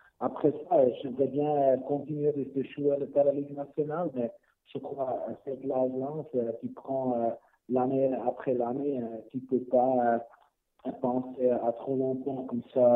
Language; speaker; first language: French; non-native, learner; Swiss German